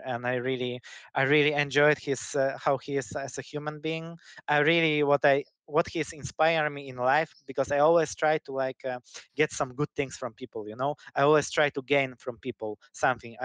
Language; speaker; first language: English; non-native, fluent; Polish